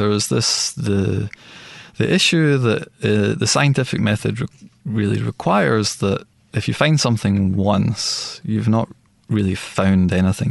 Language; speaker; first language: English; native; English